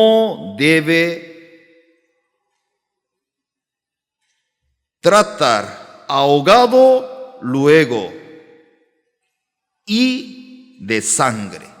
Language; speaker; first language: Spanish; non-native, learner; Korean